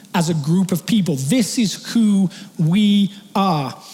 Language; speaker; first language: English; native; English